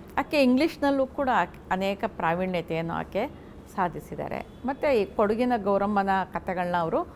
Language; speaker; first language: Kannada; non-native, local second language; Urdu